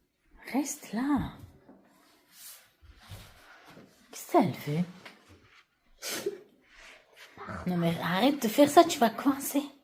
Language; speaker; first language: French; non-native, learner; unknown